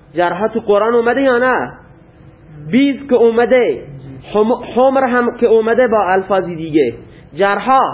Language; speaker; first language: Persian; non-native, local second language; Baluchi